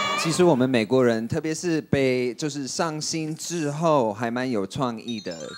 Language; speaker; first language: Chinese; non-native, fluent; English